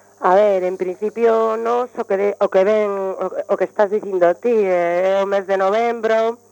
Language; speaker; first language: Galician; non-native, local second language; Spanish